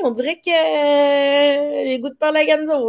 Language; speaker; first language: French; native; French